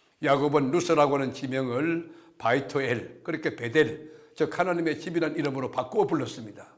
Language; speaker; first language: Korean; native; Korean